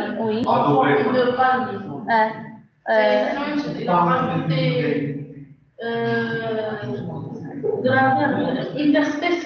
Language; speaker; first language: French; non-native, local second language; Arabic